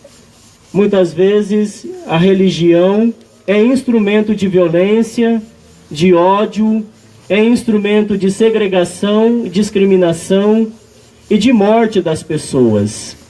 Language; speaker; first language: Portuguese; native; Portuguese